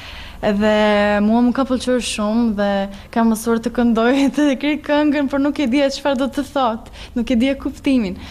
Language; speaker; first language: Albanian; non-native, learner; Serbian